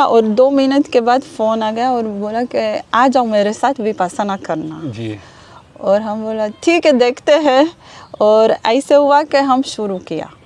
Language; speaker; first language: Hindi; non-native, learner; Hebrew